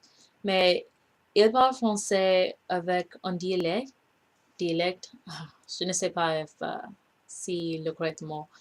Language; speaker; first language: French; non-native, learner; English